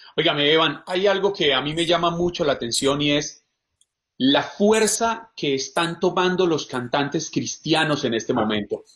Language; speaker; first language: Spanish; native; Spanish